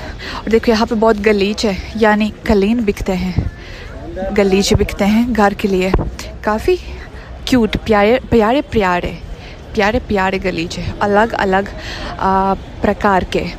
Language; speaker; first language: Hindi; non-native, fluent; Russian